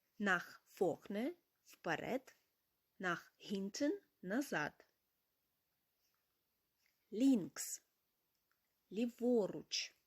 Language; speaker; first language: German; non-native, fluent; Ukrainian